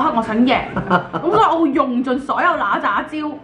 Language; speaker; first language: Chinese; native; Chinese